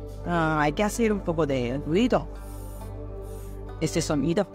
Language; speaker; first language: Spanish; non-native, learner; Japanese